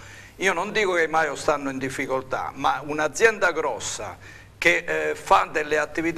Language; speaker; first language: Italian; native; Italian